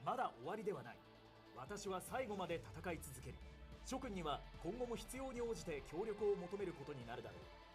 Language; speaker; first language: Japanese; native; Japanese